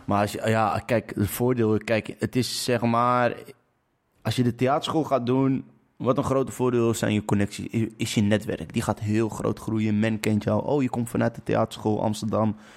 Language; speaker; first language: Dutch; native; Dutch